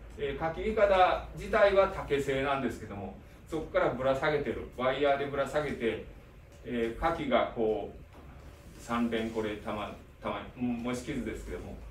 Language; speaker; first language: Japanese; native; Japanese